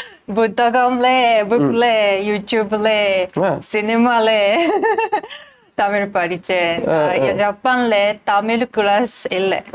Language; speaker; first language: Tamil; non-native, learner; Japanese